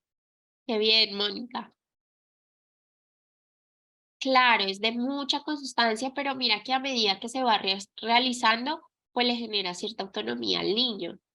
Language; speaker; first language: Spanish; native; Spanish